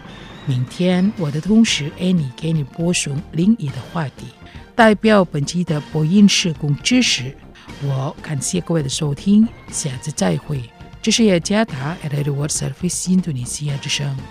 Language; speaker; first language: Chinese; non-native, fluent; Indonesian